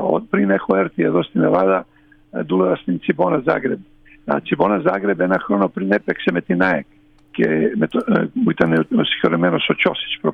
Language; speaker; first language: Greek; non-native, fluent; Serbian